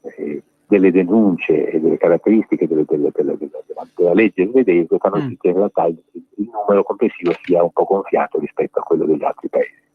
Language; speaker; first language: Italian; native; Italian